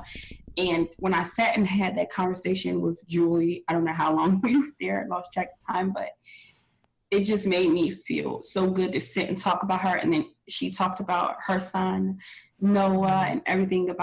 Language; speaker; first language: English; native; English